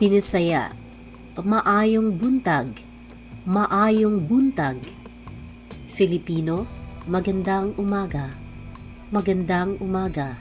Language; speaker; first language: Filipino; non-native, local second language; Cebuano